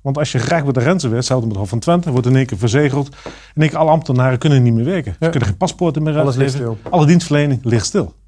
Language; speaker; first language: Dutch; native; Dutch